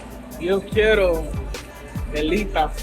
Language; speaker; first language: Spanish; non-native, learner; English